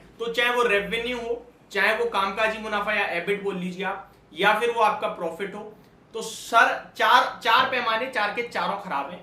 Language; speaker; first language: Hindi; native; Hindi